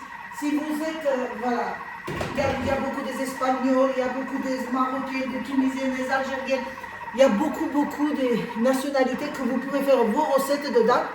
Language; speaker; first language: French; non-native, fluent; Armenian